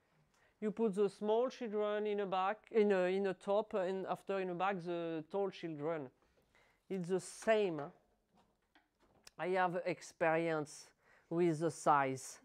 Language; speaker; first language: English; non-native, learner; French